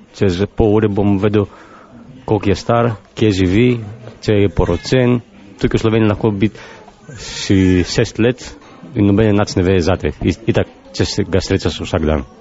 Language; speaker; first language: Slovenian; non-native, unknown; Greek